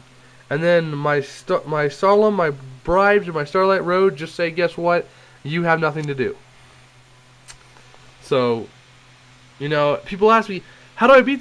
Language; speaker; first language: English; native; English